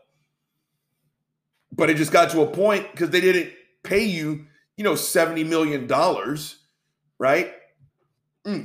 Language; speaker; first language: English; native; English